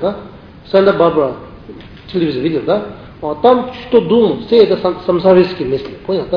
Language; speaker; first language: Russian; non-native, learner; Tibetan